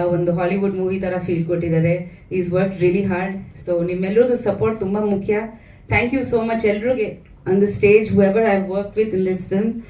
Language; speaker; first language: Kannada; non-native, fluent; Bangla